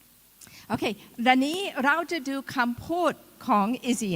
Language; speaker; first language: Thai; non-native, fluent; English